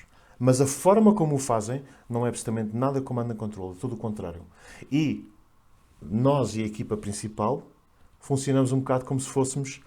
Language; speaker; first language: Portuguese; native; Portuguese